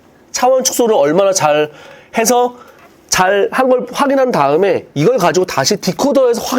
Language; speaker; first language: Korean; native; Korean